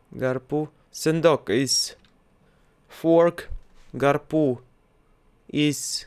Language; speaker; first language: English; non-native, learner; Russian